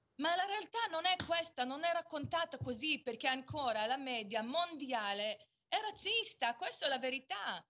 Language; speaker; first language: Italian; non-native, fluent; Hebrew